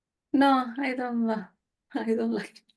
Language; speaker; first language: English; non-native, learner; Spanish